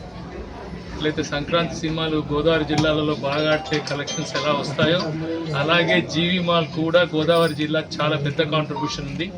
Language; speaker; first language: Telugu; native; Telugu